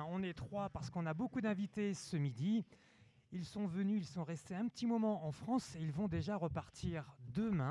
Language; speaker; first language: French; native; French